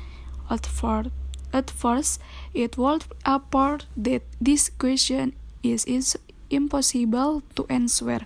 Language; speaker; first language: English; non-native, learner; Indonesian